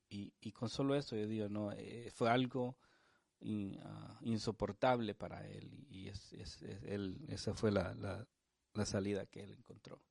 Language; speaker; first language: Spanish; native; Spanish